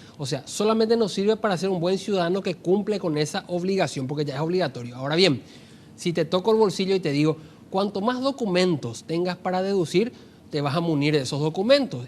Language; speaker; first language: Spanish; native; Spanish